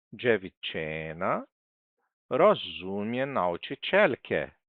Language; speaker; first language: Polish; non-native, fluent; Portuguese